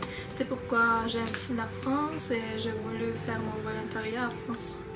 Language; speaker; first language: French; non-native, learner; Azerbaijani